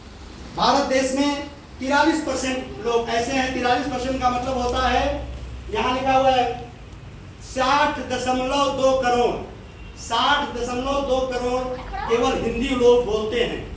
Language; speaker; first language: Hindi; native; Hindi